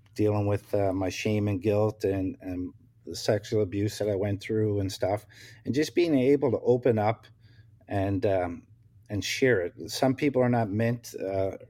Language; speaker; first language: English; native; English